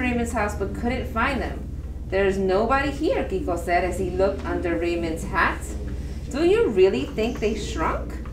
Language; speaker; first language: English; early bilingual, other home language; Spanish